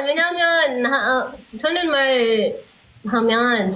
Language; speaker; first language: Korean; non-native, learner; Filipino